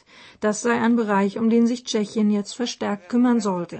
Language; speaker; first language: German; native; German